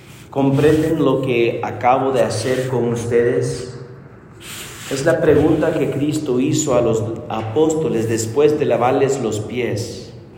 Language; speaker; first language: Spanish; non-native, fluent; English